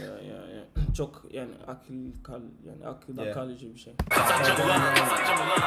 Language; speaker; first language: Turkish; non-native, learner; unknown